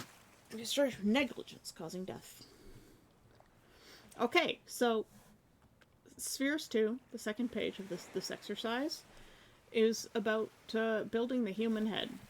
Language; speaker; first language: English; native; English